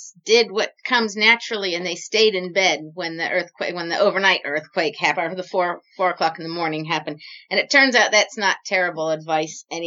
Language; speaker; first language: English; native; English